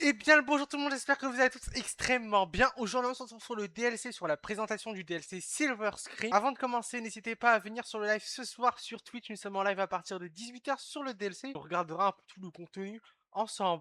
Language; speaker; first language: French; native; French